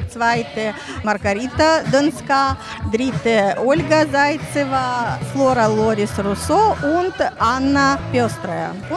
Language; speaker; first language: German; non-native, learner; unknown